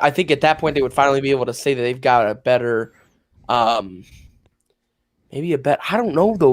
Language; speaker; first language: English; native; English